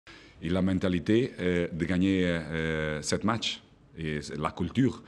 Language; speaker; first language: French; non-native, fluent; Portuguese